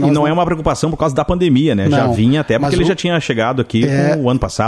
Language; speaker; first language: Portuguese; native; Portuguese